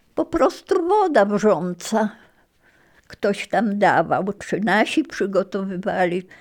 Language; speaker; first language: Polish; native; Polish